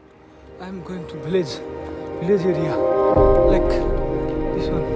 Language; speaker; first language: English; non-native, learner; Nepali